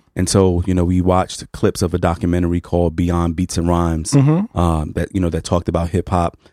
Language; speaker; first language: English; native; English